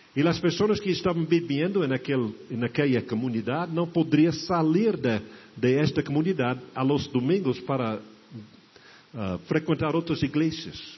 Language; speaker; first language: Portuguese; non-native, fluent; English